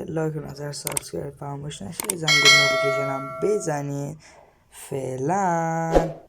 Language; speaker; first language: Persian; native; Persian